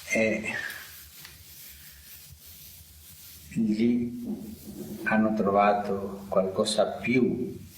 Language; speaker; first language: Italian; non-native, fluent; Spanish